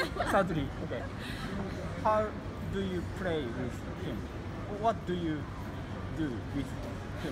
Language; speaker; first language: English; non-native, learner; Japanese